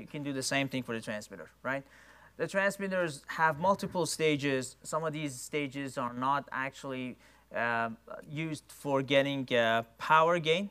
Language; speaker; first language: English; non-native, fluent; Persian